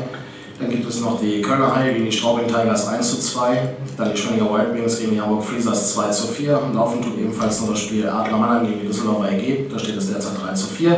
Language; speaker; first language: German; native; German